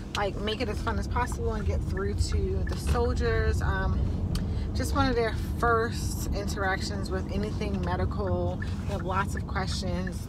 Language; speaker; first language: English; native; English